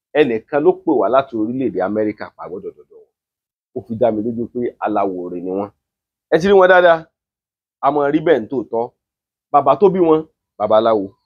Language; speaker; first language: Yoruba; native; Yoruba